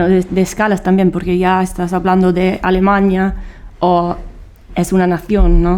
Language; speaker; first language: Spanish; non-native, fluent; Italian